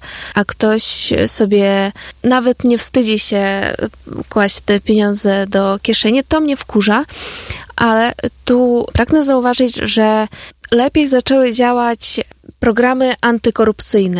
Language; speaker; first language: Polish; non-native, fluent; Ukrainian